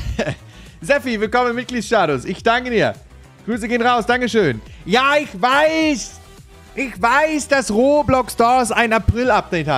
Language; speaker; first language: German; native; German